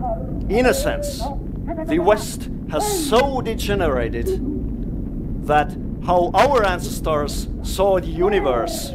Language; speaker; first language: English; non-native, fluent; Estonian